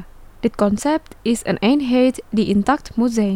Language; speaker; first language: Dutch; non-native, learner; Indonesian